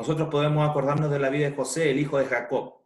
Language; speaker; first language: Spanish; native; Spanish